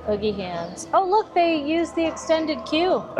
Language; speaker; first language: English; native; English